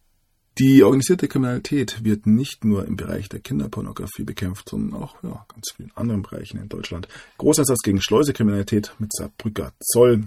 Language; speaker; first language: German; native; German